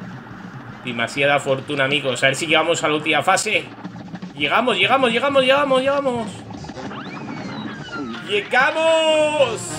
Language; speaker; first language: Spanish; native; Spanish